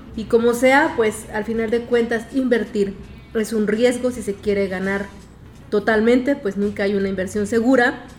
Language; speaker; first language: Spanish; native; Spanish